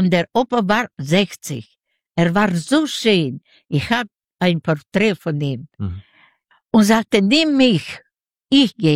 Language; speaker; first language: German; non-native, learner; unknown